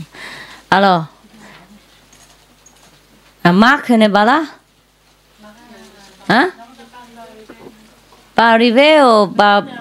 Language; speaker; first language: French; non-native, learner; Vietnamese